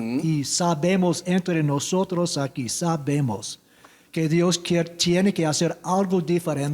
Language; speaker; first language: Spanish; non-native, learner; English